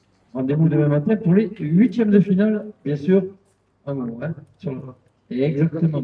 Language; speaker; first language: French; native; French